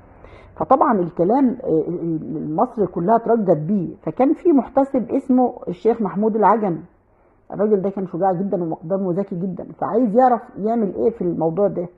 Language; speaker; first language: Arabic; native; Arabic